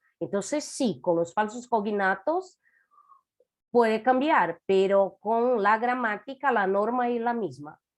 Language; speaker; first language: Spanish; non-native, fluent; Portuguese